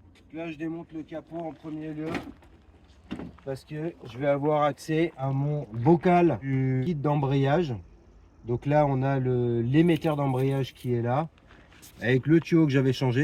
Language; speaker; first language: French; native; French